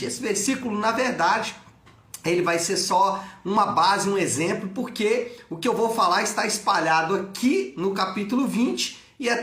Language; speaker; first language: Portuguese; native; Portuguese